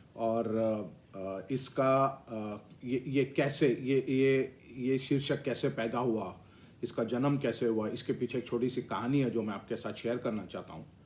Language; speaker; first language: Hindi; non-native, local second language; Tamil